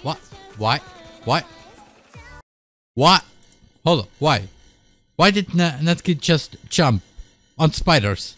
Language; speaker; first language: English; non-native, learner; German